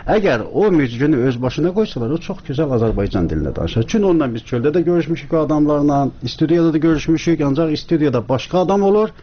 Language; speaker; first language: Azerbaijani; native; Azerbaijani